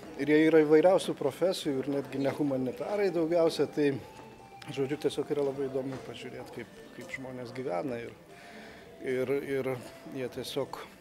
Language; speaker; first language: Lithuanian; native; Lithuanian